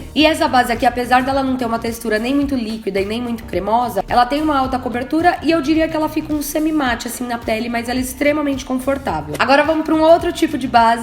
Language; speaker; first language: Portuguese; native; Portuguese